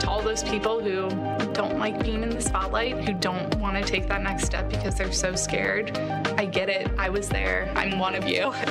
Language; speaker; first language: English; native; English